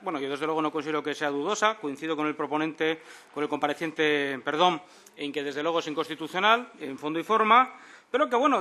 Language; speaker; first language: Spanish; native; Spanish